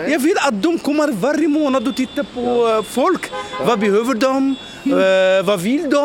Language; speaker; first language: Swedish; non-native, learner; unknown